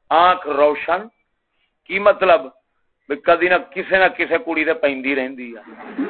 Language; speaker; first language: Urdu; native; Urdu